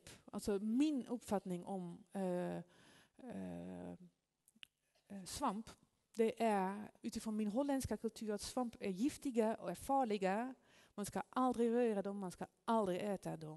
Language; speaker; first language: Swedish; non-native, fluent; Dutch